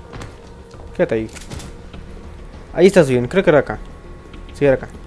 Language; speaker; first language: Spanish; native; Spanish